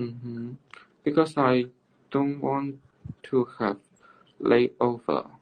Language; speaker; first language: English; non-native, learner; Cantonese